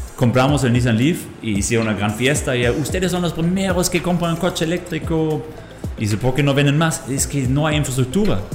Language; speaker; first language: Spanish; non-native, fluent; German